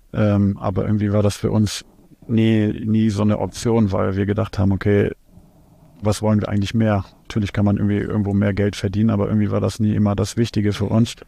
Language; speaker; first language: German; native; German